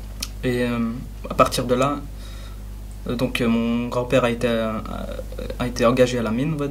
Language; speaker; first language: French; early bilingual, other home language; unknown